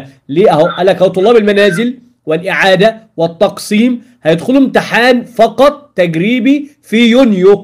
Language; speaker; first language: Arabic; native; Arabic